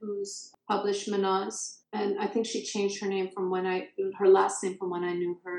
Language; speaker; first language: English; early bilingual, other home language; Persian